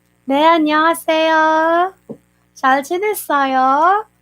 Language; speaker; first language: Korean; non-native, learner; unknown